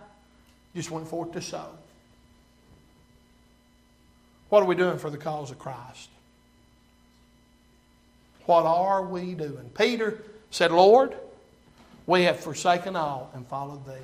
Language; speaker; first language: English; native; English